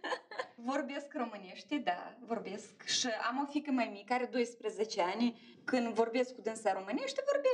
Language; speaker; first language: Romanian; non-native, local second language; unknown